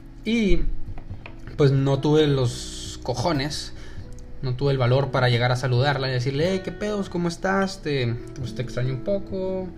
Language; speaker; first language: Spanish; native; Spanish